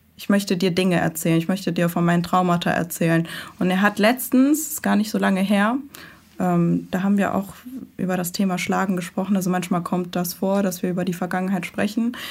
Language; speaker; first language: German; early bilingual, other home language; Persian